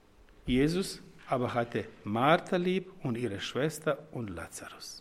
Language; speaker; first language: German; non-native, fluent; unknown